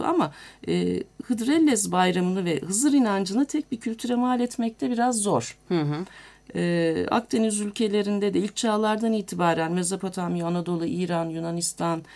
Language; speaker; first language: Turkish; native; Turkish